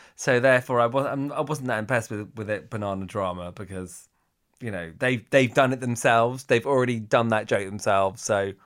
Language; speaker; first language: English; native; English